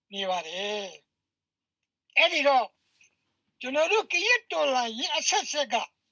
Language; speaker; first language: Burmese; non-native, local second language; S'gaw Karen